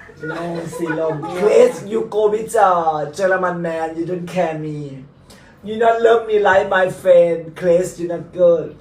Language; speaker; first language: English; non-native, learner; Thai